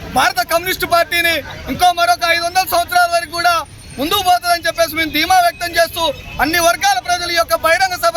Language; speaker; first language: Telugu; native; Telugu